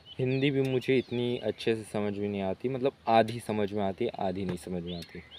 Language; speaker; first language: Hindi; non-native, local second language; Marathi